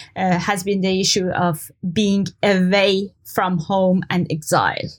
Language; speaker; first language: English; non-native, fluent; Persian